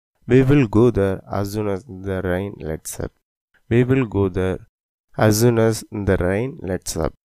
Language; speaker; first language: English; non-native, local second language; Tamil